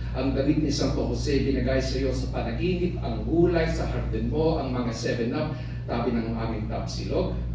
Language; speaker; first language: Filipino; early bilingual, heritage; Filipino